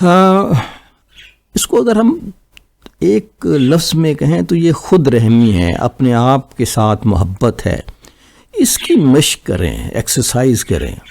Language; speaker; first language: Urdu; non-native, local second language; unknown